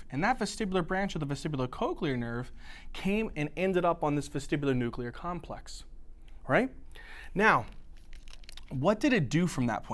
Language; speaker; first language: English; native; English